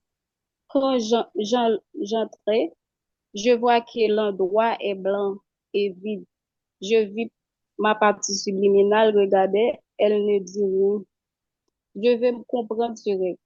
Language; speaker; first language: French; non-native, local second language; Haitian Creole